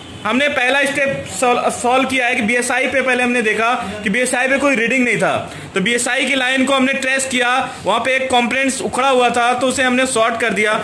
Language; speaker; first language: Hindi; native; Hindi